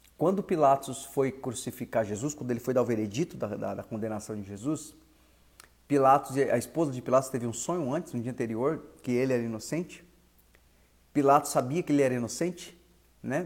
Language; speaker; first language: Portuguese; native; Portuguese